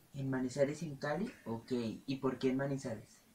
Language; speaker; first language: Spanish; native; Spanish